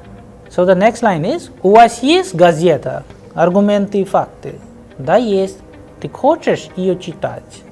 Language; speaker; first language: Russian; non-native, fluent; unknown